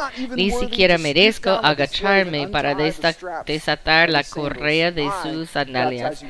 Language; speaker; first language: Spanish; non-native, fluent; English